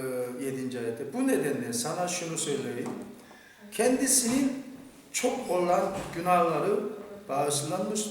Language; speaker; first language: Turkish; non-native, fluent; Korean